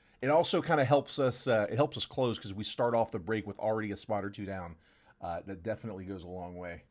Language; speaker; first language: English; native; English